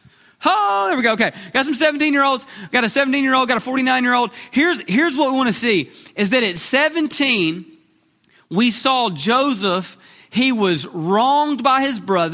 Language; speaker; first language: English; native; English